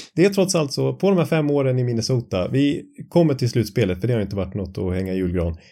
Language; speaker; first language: Swedish; native; Swedish